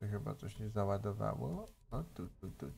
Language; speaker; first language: Polish; native; Polish